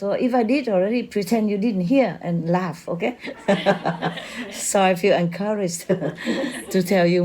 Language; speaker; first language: English; non-native, fluent; Vietnamese